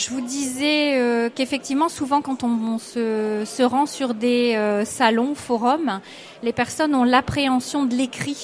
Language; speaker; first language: French; native; French